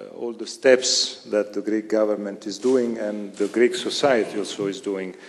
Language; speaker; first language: English; non-native, fluent; Italian